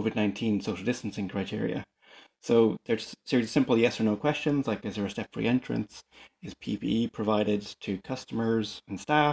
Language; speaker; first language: English; native; English